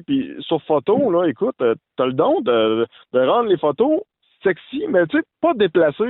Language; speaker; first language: French; native; French